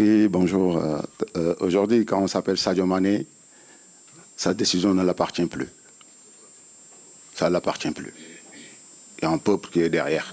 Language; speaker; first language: French; non-native, local second language; Wolof